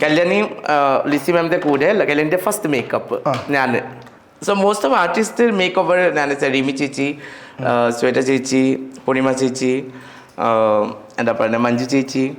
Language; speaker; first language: Malayalam; non-native, learner; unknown